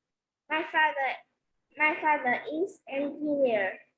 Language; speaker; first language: English; non-native, learner; Vietnamese